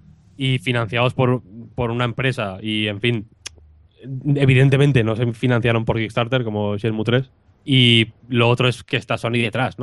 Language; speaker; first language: Spanish; native; Spanish